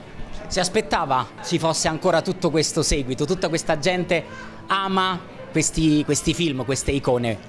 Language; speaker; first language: Italian; native; Italian